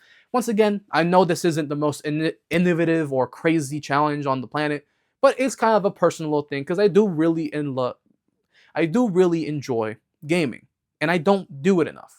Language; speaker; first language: English; native; English